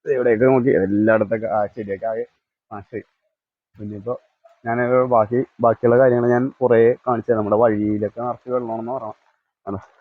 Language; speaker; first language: Malayalam; native; Malayalam